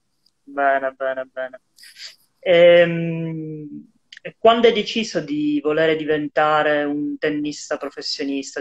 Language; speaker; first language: Italian; native; Italian